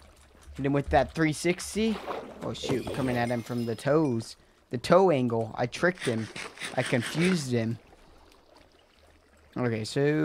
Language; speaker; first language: English; native; English